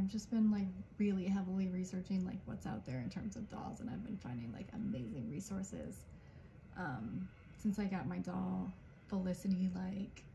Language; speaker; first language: English; native; English